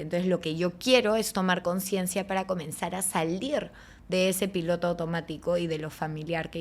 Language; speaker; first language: Spanish; native; Spanish